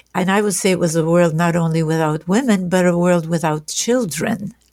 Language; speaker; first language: English; non-native, fluent; German